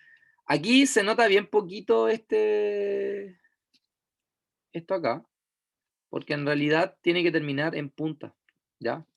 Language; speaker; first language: Spanish; native; Spanish